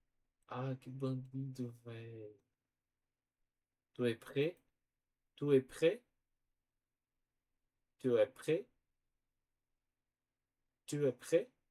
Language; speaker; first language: French; non-native, learner; Portuguese